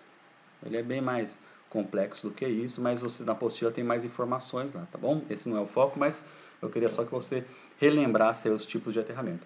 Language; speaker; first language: Portuguese; native; Portuguese